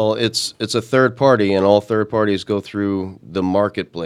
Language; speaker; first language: English; native; English